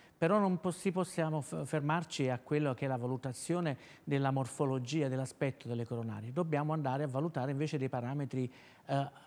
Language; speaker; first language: Italian; native; Italian